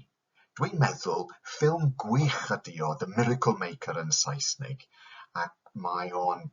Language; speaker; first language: Welsh; non-native, fluent; English